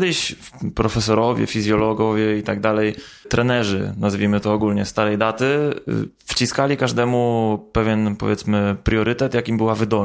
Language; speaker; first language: Polish; native; Polish